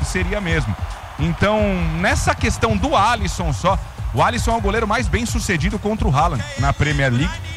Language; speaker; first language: Portuguese; native; Portuguese